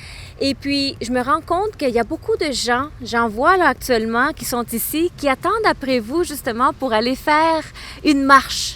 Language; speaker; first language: French; non-native, fluent; Spanish